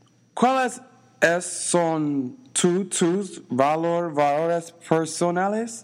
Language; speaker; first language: Spanish; non-native, learner; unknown